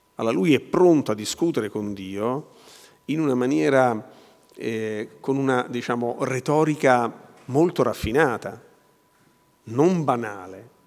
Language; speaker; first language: Italian; native; Italian